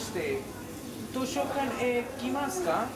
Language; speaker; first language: Japanese; non-native, learner; Cantonese